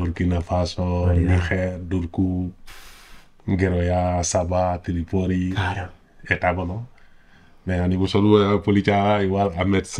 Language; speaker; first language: Basque; non-native, learner; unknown